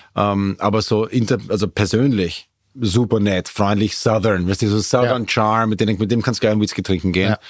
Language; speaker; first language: German; native; German